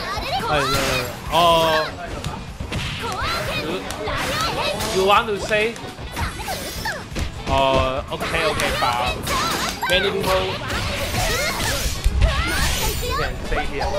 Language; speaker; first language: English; non-native, learner; Chinese